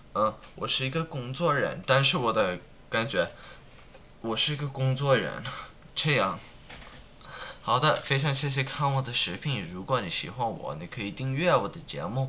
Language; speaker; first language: Chinese; non-native, learner; English